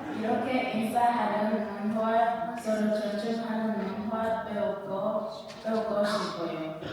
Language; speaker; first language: Korean; non-native, learner; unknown